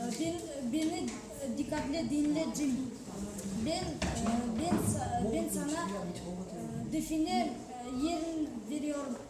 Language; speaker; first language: Turkish; non-native, learner; Kazakh